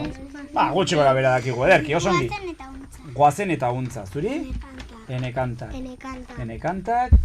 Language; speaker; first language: Basque; native; Basque